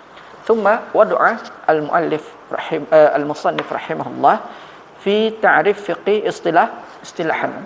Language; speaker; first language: Arabic; non-native, fluent; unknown